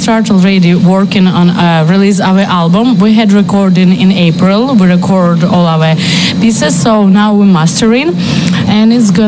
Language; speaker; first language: English; non-native, fluent; Ukrainian